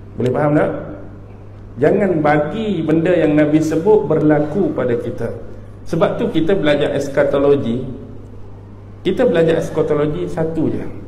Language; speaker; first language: Malay; native; Malay